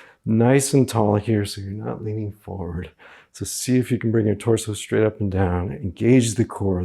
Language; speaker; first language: English; native; English